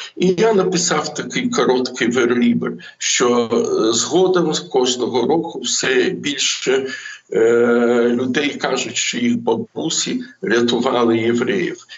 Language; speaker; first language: Ukrainian; non-native, local second language; Russian